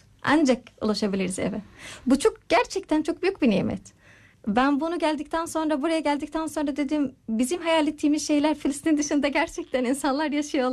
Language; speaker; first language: Turkish; non-native, learner; Arabic